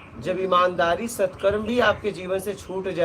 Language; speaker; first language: Hindi; native; Hindi